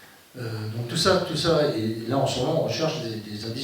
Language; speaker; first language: French; native; French